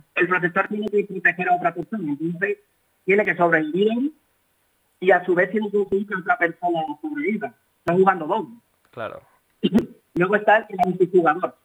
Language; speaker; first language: Spanish; native; Spanish